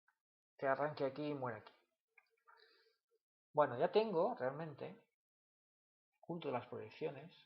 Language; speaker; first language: Spanish; native; Spanish